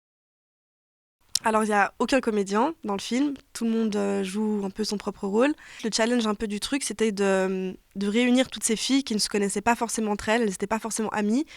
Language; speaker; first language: French; native; French